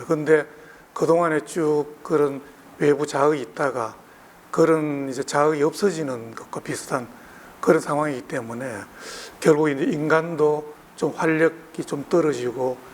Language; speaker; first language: Korean; native; Korean